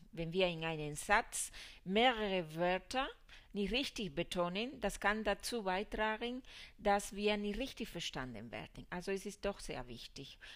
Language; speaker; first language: German; non-native, fluent; Spanish